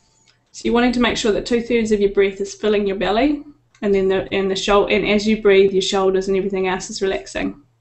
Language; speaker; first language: English; native; English